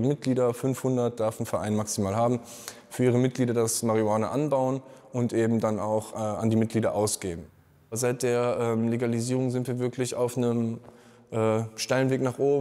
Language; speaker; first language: German; native; German